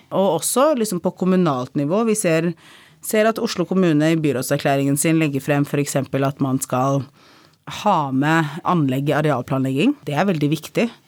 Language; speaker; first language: Norwegian; early bilingual, other home language; Arabic